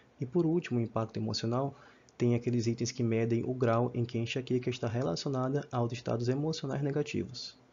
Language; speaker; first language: Portuguese; native; Portuguese